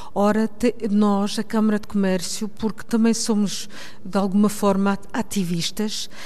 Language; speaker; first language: Portuguese; early bilingual, heritage; Portuguese